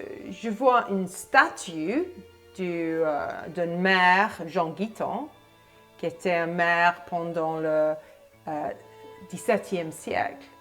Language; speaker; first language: French; non-native, fluent; English